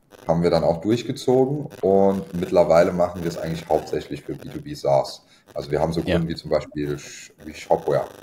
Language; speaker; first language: German; native; German